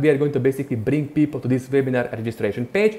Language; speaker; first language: English; non-native, fluent; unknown